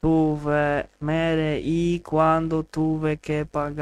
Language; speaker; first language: Spanish; non-native, learner; English